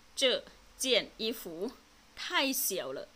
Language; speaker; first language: Chinese; non-native, fluent; Thai